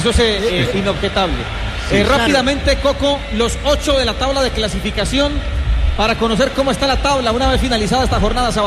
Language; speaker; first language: Spanish; native; Spanish